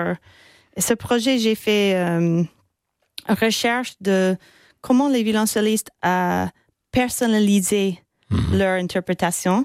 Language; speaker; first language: French; non-native, fluent; English